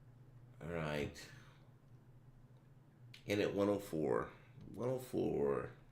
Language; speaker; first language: English; native; English